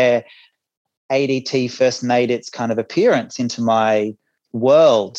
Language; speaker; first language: English; native; English